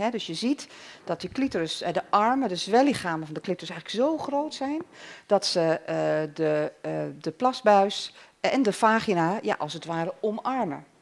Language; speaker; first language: Dutch; native; Dutch